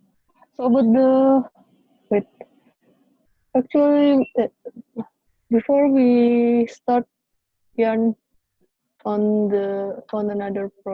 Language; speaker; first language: English; non-native, learner; Indonesian